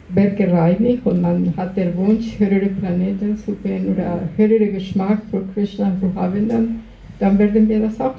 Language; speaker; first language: German; non-native, fluent; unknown